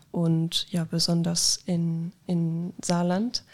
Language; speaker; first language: German; non-native, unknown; French